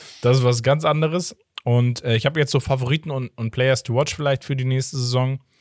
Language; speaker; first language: German; early bilingual, other home language; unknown